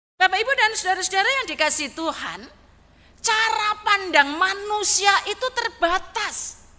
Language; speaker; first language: Indonesian; non-native, local second language; Javanese